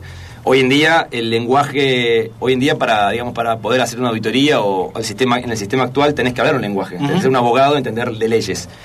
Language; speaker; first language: Spanish; native; Spanish